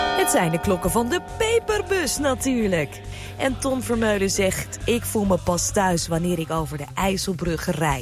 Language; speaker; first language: Dutch; native; Dutch